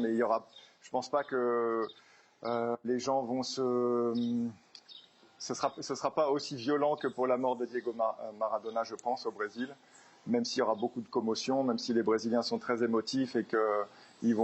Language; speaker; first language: French; native; French